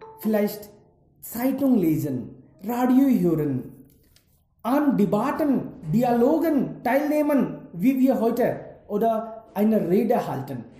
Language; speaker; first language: German; non-native, fluent; Hindi